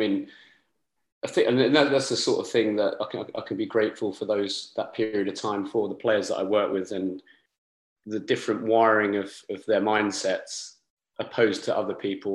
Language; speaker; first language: English; native; English